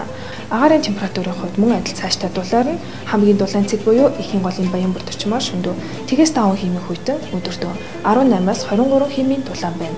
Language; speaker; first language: Mongolian; native; Mongolian